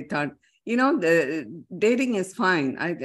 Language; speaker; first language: English; non-native, local second language; Tamil